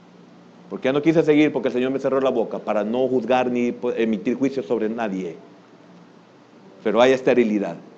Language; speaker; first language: Spanish; native; Spanish